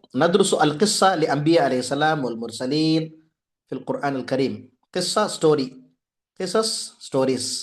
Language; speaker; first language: Arabic; non-native, fluent; Tamil